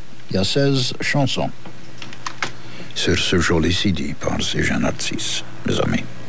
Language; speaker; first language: French; native; French